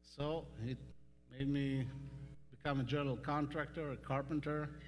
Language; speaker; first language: English; non-native, fluent; Hebrew